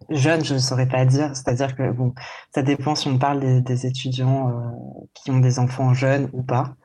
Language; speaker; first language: French; native; French